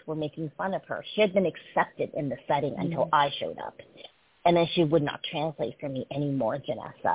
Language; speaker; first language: English; early bilingual, other home language; Chinese